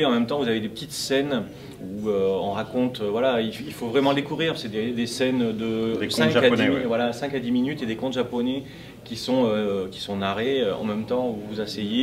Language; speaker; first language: French; native; French